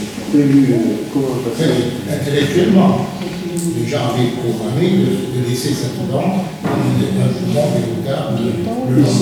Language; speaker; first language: French; native; French